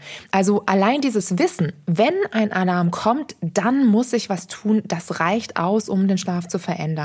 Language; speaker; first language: German; native; German